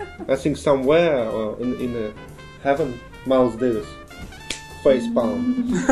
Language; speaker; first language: English; non-native, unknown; Russian